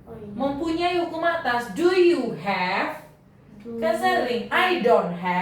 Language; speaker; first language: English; non-native, fluent; Indonesian